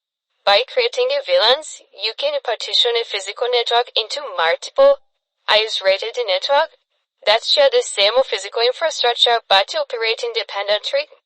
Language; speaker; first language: English; non-native, fluent; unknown